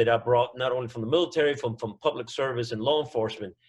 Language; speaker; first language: English; non-native, fluent; Spanish